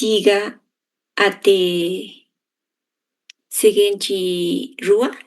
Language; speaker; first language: Portuguese; non-native, learner; Spanish